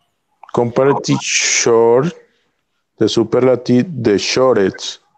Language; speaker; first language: English; non-native, learner; Spanish